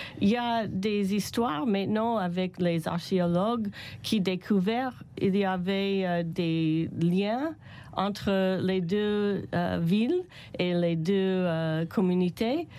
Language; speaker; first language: French; non-native, learner; English